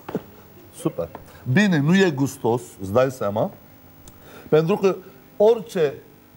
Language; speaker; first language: Romanian; non-native, learner; Turkish